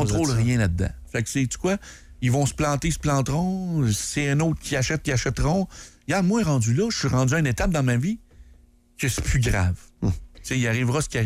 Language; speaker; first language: French; native; French